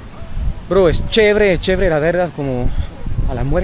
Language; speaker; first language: Spanish; non-native, learner; French